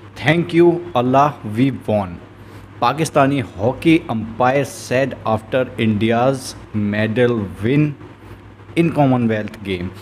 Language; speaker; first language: Hindi; native; Hindi